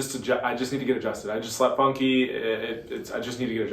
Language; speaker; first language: English; native; English